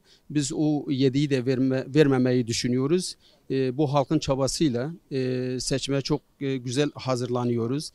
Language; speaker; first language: Turkish; non-native, local second language; Kurdish